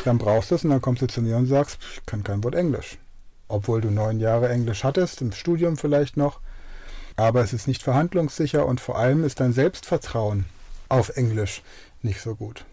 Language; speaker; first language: German; native; German